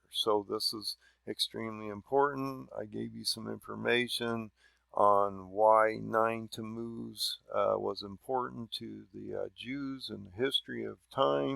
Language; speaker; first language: English; native; English